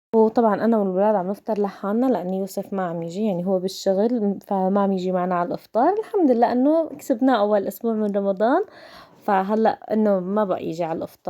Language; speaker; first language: Arabic; native; Arabic